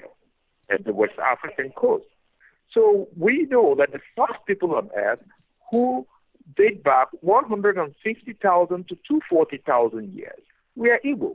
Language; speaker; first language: English; non-native, local second language; Igbo